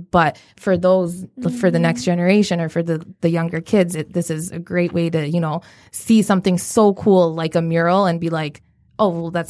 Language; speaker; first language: English; native; English